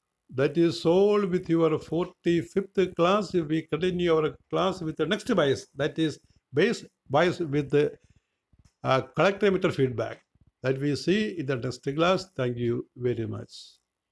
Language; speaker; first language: English; non-native, local second language; Malayalam